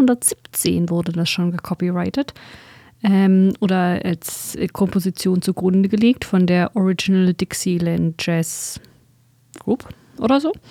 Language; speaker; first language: German; native; German